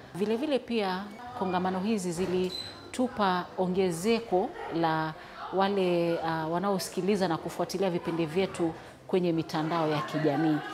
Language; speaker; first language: Swahili; non-native, local second language; Meru